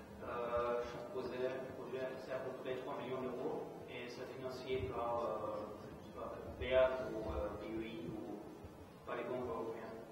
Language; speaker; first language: French; non-native, fluent; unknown